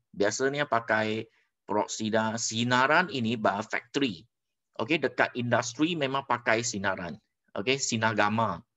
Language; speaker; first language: Malay; non-native, local second language; Chinese